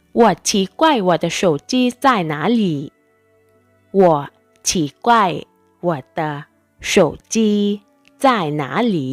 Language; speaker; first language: Chinese; non-native, fluent; Thai